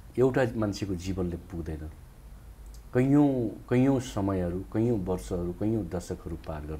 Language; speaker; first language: Nepali; non-native, local second language; Dangaura Tharu